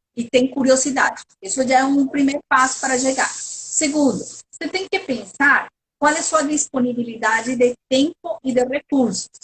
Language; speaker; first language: Portuguese; non-native, fluent; Spanish